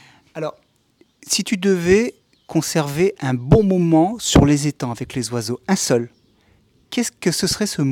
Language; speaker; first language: French; native; French